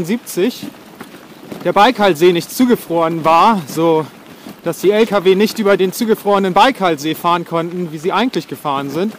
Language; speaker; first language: German; native; German